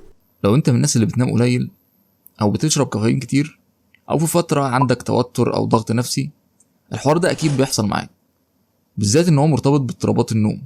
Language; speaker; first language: Arabic; native; Arabic